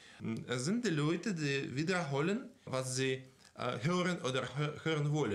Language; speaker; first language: German; non-native, fluent; Russian